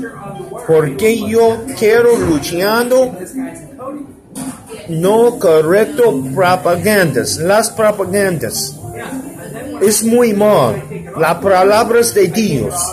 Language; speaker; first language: Spanish; non-native, learner; English